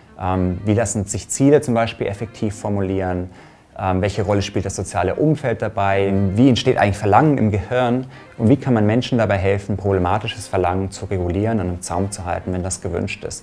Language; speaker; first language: German; native; German